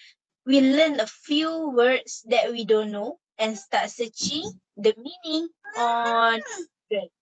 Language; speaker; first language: English; non-native, learner; Malay